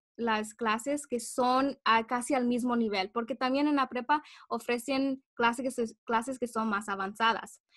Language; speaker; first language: Spanish; early bilingual, heritage; Spanish